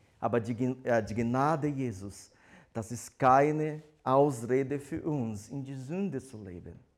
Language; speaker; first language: German; non-native, fluent; Portuguese